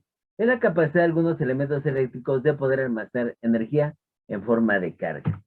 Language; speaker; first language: Spanish; native; Spanish